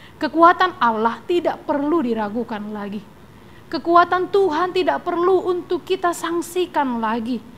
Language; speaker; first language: Indonesian; native; Indonesian